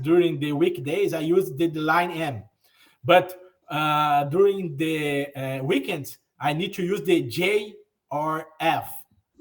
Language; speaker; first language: English; non-native, learner; Portuguese